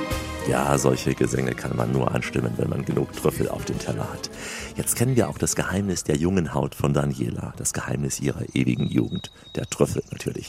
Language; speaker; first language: German; native; German